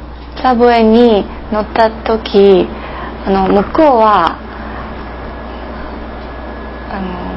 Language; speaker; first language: Japanese; non-native, learner; English